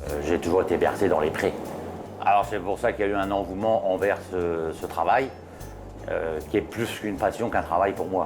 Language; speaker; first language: French; native; French